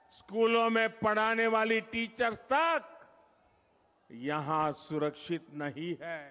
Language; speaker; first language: Hindi; non-native, local second language; Gujarati